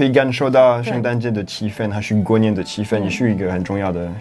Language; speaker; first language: Chinese; non-native, fluent; French